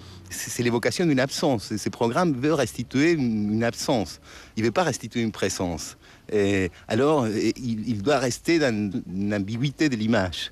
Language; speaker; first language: French; non-native, fluent; Spanish